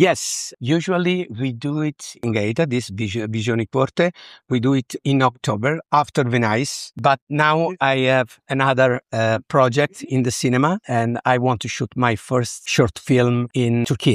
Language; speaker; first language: English; non-native, learner; Italian